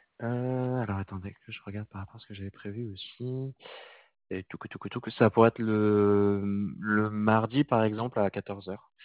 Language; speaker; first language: French; native; French